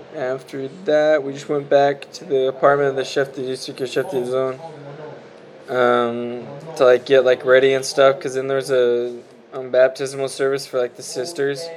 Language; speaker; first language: English; native; English